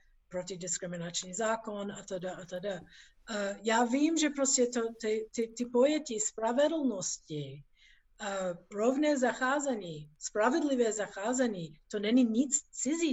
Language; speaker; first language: Czech; non-native, fluent; English